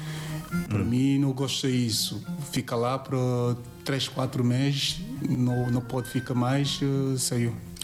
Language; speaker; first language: Portuguese; non-native, learner; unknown